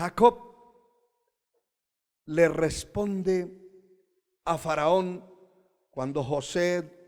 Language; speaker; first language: Spanish; native; Spanish